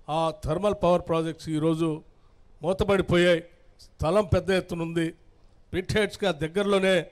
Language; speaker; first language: Telugu; native; Telugu